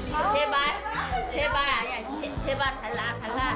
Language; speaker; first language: Korean; non-native, learner; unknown